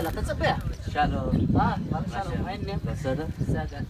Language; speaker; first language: Hebrew; non-native, learner; Tigrinya